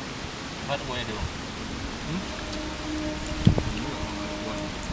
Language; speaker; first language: Indonesian; native; Indonesian